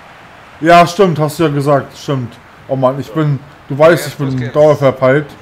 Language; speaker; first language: German; native; German